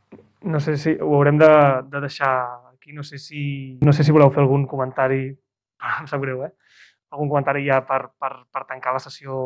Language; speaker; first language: Catalan; native; Catalan